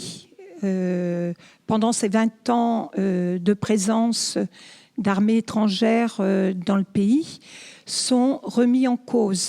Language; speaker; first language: French; native; French